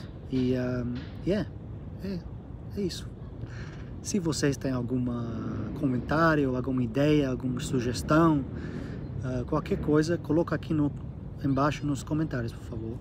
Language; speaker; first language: Portuguese; non-native, learner; English